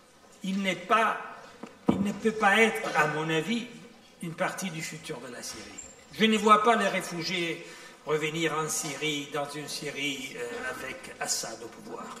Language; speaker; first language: French; non-native, fluent; Italian